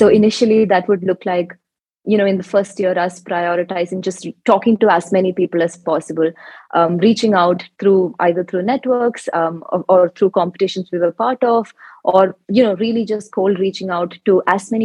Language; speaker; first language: English; non-native, local second language; Malayalam